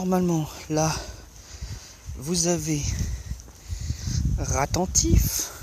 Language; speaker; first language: French; native; French